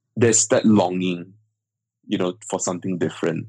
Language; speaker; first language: English; native; English